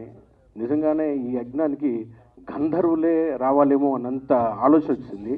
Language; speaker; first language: Telugu; native; Telugu